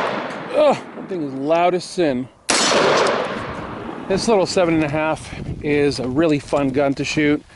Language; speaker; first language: English; native; English